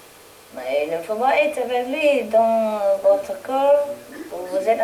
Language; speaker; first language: French; non-native, learner; Vietnamese